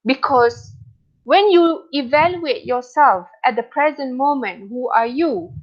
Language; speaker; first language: English; non-native, local second language; Malay